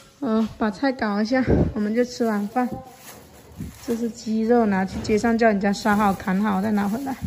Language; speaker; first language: Chinese; native; Chinese